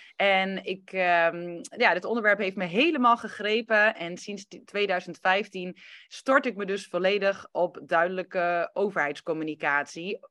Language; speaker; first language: Dutch; early bilingual, other home language; Romanian